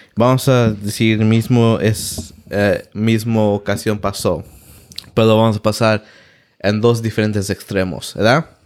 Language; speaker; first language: Spanish; early bilingual, heritage; Spanish